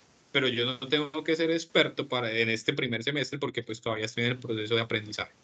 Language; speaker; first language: Spanish; native; Spanish